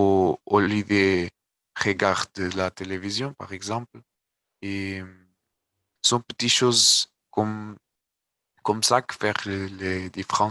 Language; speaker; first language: French; non-native, learner; Portuguese